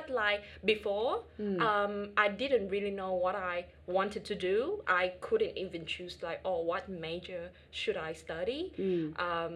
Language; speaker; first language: English; non-native, fluent; Vietnamese